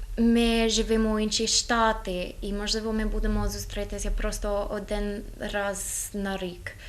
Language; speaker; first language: Ukrainian; non-native, learner; English